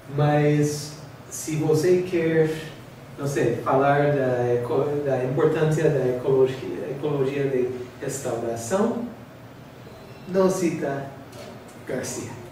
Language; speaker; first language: Portuguese; non-native, fluent; English